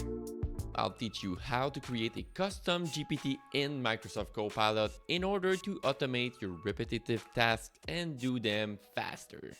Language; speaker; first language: English; non-native, fluent; French